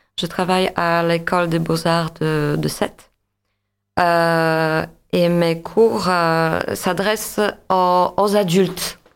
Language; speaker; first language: French; non-native, fluent; Polish